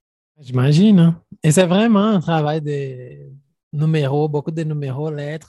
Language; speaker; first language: French; non-native, fluent; Portuguese